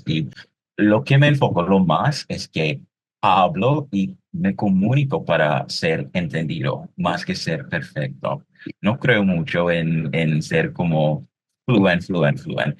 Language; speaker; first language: Spanish; non-native, fluent; English